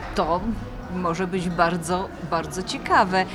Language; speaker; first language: Polish; native; Polish